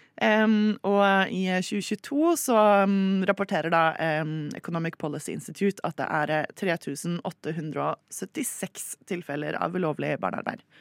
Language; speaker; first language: Norwegian; native; Norwegian